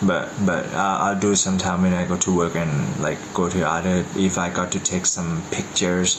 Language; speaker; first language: English; non-native, learner; Thai